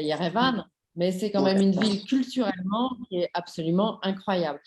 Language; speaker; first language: French; native; French